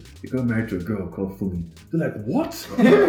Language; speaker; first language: English; non-native, local second language; Igbo